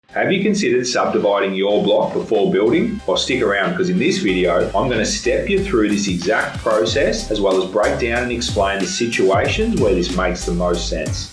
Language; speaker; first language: English; native; English